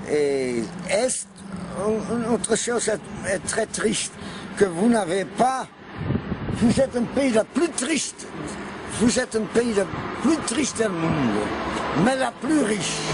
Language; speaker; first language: French; non-native, fluent; Dutch